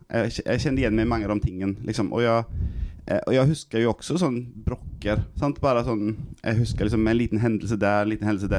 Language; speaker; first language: Norwegian; native; Norwegian